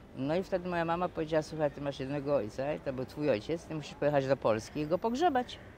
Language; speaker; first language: Polish; native; Polish